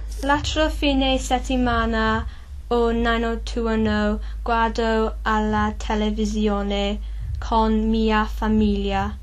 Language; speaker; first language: Italian; non-native, learner; English